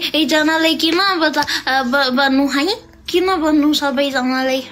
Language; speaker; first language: Nepali; non-native, learner; Hindi